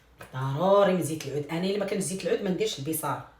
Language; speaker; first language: Arabic; native; Arabic